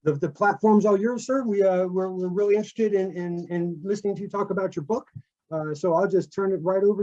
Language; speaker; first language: English; native; English